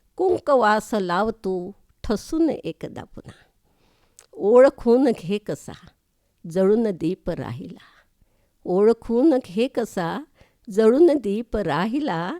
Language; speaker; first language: Marathi; native; Marathi